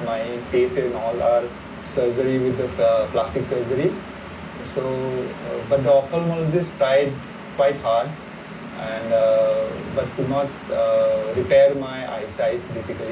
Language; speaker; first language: English; non-native, local second language; Assamese